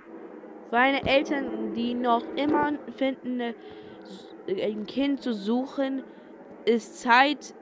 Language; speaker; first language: German; non-native, learner; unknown